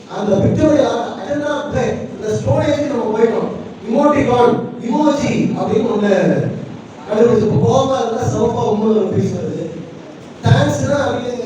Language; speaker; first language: Tamil; non-native, local second language; Malayalam